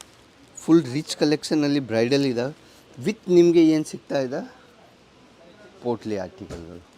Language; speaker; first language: Kannada; non-native, fluent; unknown